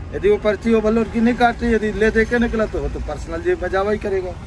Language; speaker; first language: Hindi; native; Hindi